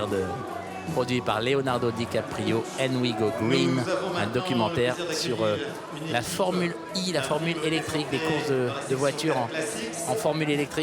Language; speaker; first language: French; native; French